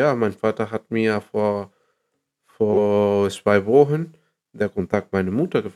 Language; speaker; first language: German; non-native, learner; Spanish